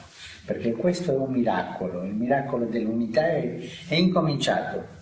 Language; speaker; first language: Italian; non-native, fluent; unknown